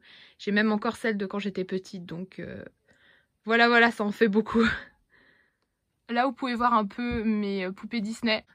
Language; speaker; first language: French; native; French